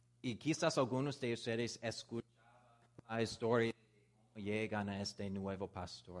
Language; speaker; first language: Spanish; non-native, learner; English